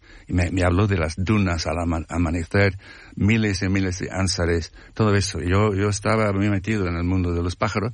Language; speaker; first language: Spanish; non-native, fluent; English